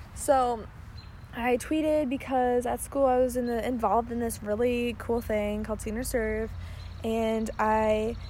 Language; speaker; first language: English; native; English